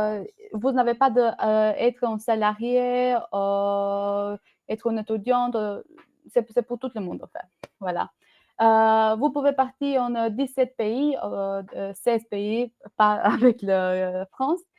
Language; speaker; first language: French; non-native, learner; Albanian